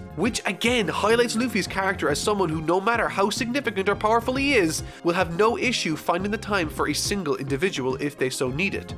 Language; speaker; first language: English; native; English